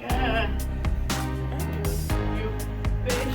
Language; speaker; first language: English; non-native, learner; Haitian Creole